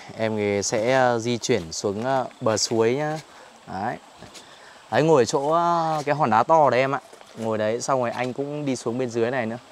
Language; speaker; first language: Vietnamese; native; Vietnamese